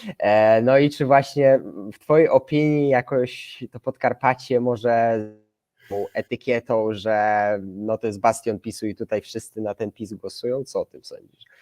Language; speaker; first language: Polish; native; Polish